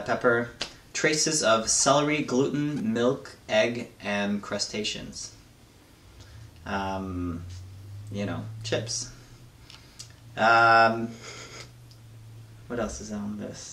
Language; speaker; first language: English; native; English